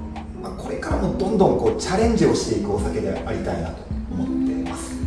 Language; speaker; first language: Japanese; native; Japanese